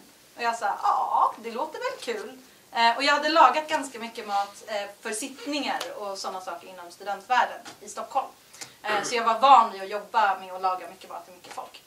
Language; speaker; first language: Swedish; native; Swedish